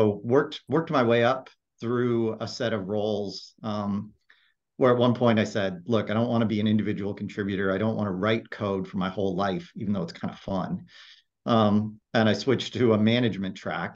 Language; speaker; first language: English; native; English